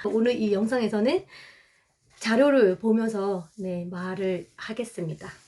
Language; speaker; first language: Korean; non-native, fluent; Burmese